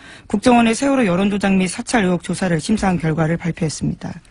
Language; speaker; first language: Korean; native; Korean